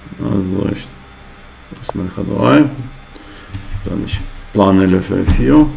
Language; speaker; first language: German; non-native, fluent; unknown